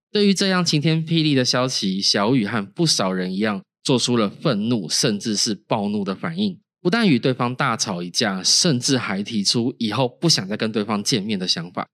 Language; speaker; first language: Chinese; native; Chinese